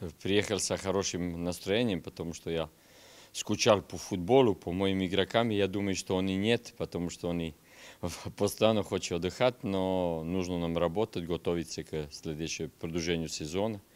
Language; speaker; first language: Russian; non-native, learner; Serbian